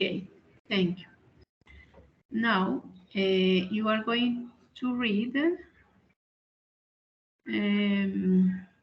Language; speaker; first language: English; non-native, learner; Spanish